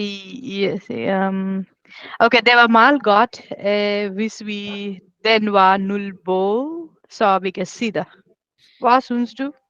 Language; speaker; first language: Danish; non-native, learner; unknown